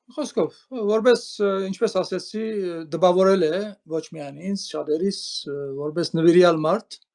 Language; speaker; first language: Armenian; early bilingual, heritage; Armenian